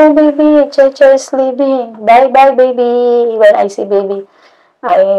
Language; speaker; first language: English; non-native, learner; Indonesian